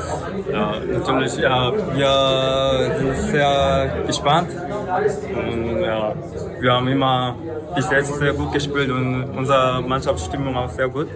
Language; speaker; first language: German; non-native, learner; Korean